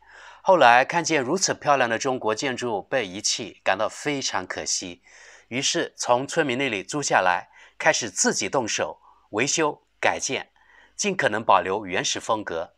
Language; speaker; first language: Chinese; native; Chinese